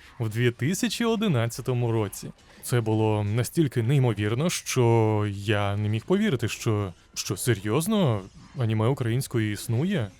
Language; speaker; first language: Ukrainian; non-native, local second language; Russian